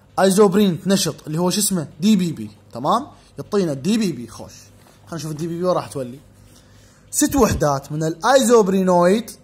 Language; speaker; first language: Arabic; native; Arabic